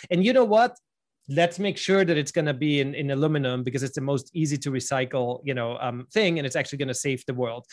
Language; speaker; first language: English; non-native, fluent; German